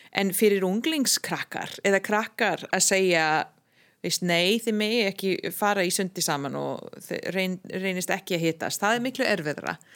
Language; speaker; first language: Icelandic; non-native, fluent; English